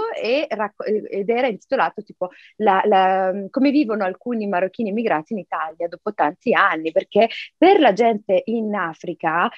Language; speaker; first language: Italian; early bilingual, other home language; Arabic